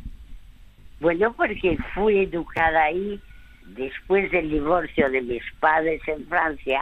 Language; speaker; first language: Spanish; early bilingual, other home language; French